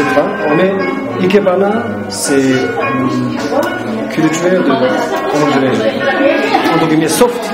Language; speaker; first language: French; non-native, learner; Japanese